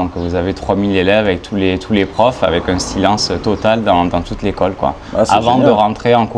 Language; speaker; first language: French; native; French